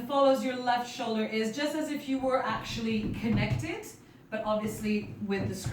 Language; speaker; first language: English; native; English